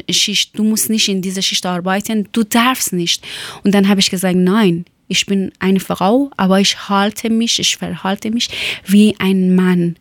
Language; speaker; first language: German; non-native, learner; Persian